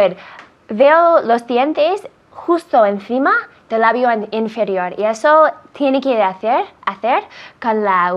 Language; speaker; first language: Spanish; non-native, fluent; English